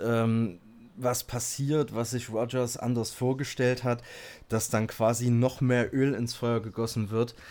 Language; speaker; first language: German; native; German